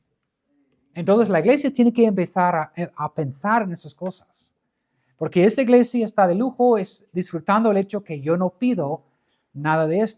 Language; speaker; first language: Spanish; non-native, fluent; English